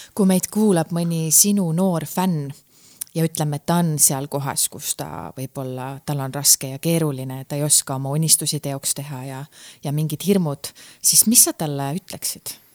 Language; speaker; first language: Estonian; native; Estonian